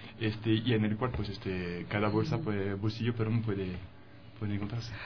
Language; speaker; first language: Spanish; non-native, fluent; French